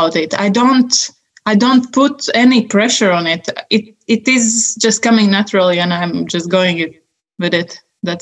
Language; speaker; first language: English; non-native, fluent; Latvian